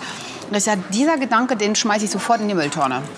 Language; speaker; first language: German; native; German